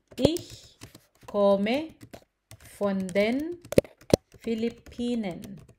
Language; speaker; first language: German; non-native, learner; Filipino